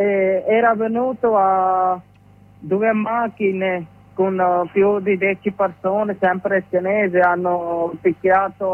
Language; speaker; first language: Italian; non-native, learner; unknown